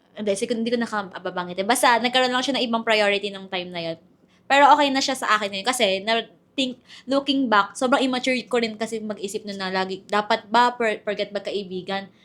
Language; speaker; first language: Filipino; native; Filipino